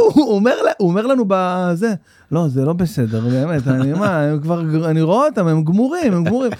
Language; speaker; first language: Hebrew; native; Hebrew